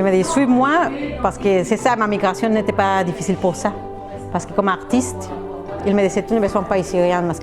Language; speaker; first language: French; non-native, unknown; Spanish